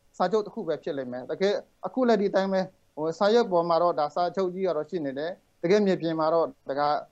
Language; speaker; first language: Burmese; non-native, local second language; Shwe Palaung